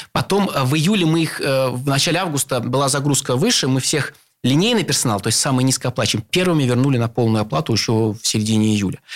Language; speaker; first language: Russian; native; Russian